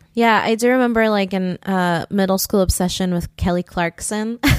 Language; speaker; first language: English; early bilingual, other home language; Spanish